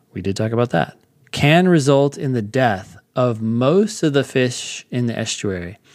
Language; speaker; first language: English; native; English